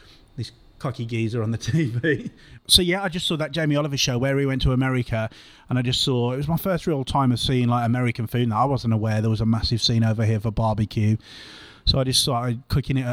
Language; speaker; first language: English; native; English